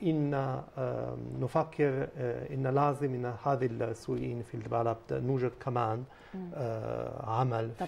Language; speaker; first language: Arabic; non-native, fluent; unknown